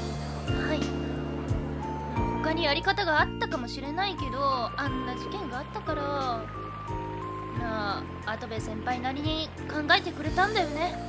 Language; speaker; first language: Japanese; native; Japanese